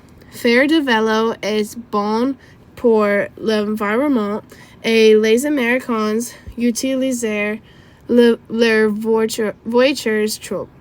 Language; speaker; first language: French; non-native, learner; English